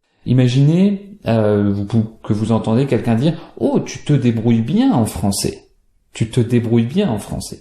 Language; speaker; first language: French; native; French